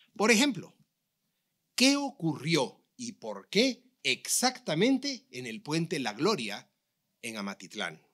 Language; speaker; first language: Spanish; native; Spanish